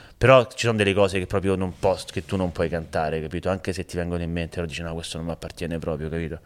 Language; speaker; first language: Italian; native; Italian